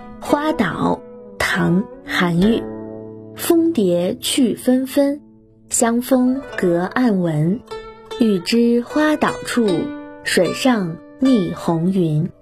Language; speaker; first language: Chinese; native; Chinese